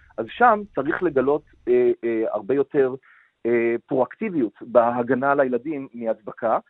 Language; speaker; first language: Hebrew; native; Hebrew